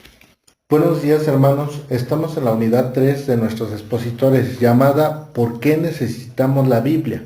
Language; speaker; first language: Spanish; native; Spanish